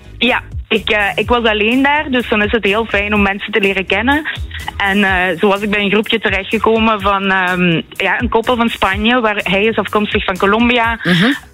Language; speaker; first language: Dutch; native; Dutch